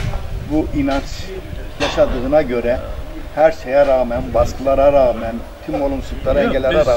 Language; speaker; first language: Turkish; native; Turkish